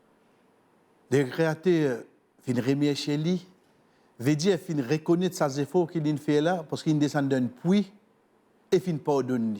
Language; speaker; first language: French; non-native, local second language; Morisyen